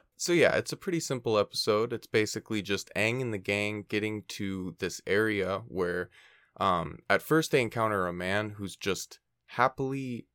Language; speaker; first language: English; native; English